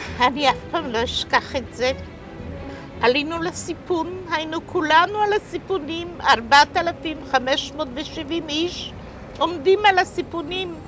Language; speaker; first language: Hebrew; non-native, fluent; Polish